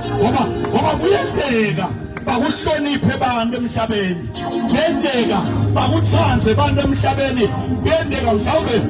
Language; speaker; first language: Zulu; non-native, local second language; Swati